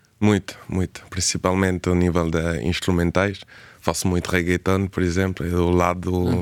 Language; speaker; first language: Portuguese; early bilingual, heritage; Portuguese